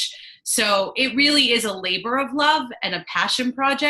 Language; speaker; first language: English; native; English